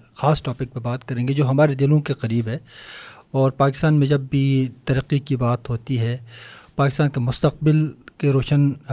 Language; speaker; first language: Urdu; non-native, local second language; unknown